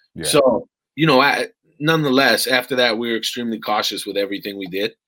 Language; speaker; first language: English; native; English